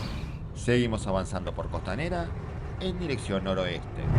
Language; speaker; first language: Spanish; native; Spanish